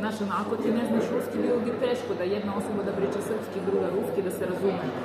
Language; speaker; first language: Serbian; non-native, fluent; Russian